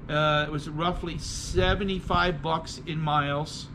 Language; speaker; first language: English; native; English